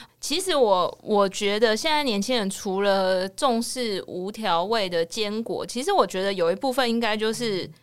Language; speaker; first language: Chinese; native; Chinese